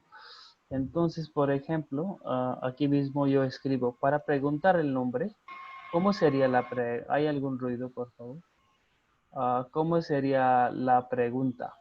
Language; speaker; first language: Spanish; non-native, fluent; Hindi